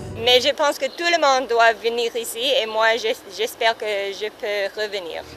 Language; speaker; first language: French; non-native, learner; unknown